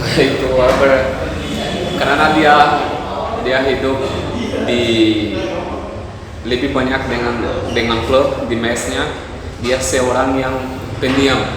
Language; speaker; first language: Indonesian; non-native, fluent; Portuguese